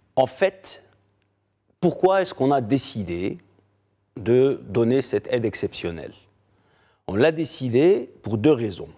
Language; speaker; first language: French; non-native, local second language; Arabic